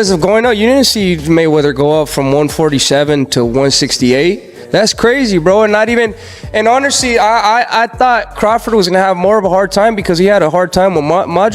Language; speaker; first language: English; native; English